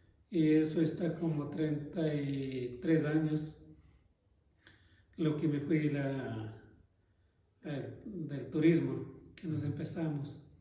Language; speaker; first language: Spanish; non-native, local second language; Quechua